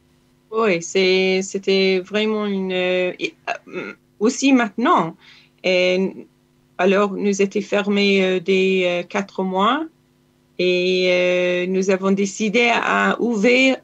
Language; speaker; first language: French; non-native, learner; Hebrew